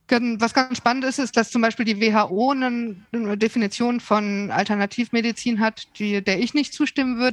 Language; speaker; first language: German; native; German